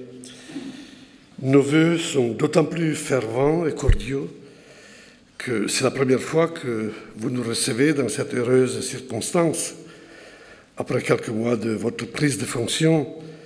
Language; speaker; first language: French; non-native, fluent; Italian